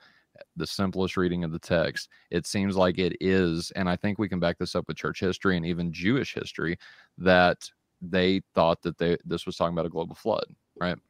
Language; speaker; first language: English; native; English